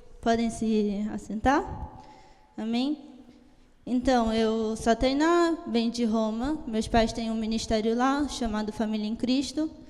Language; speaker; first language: Portuguese; early bilingual, heritage; Italian